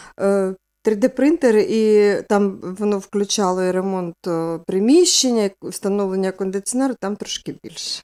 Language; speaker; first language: Ukrainian; native; Ukrainian